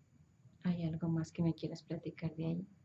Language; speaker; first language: Spanish; native; Spanish